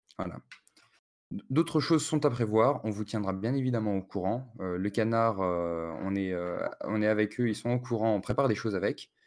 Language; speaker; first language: French; native; French